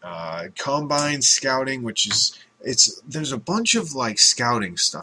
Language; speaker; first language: English; native; English